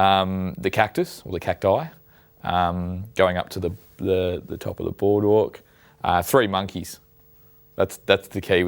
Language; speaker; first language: English; native; English